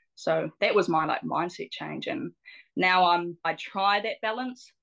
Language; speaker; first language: English; native; English